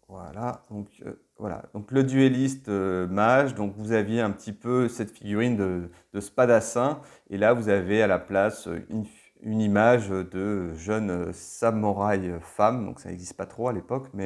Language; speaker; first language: French; native; French